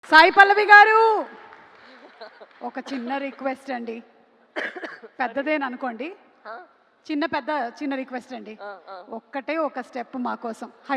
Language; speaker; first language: Telugu; native; Telugu